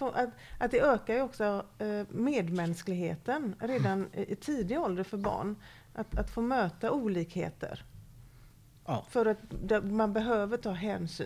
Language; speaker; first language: Swedish; native; Swedish